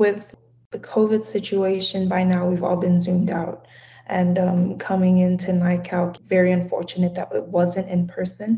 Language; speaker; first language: English; non-native, fluent; Samoan